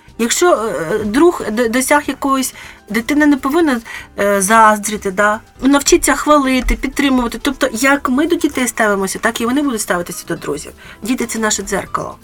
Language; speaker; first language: Ukrainian; native; Ukrainian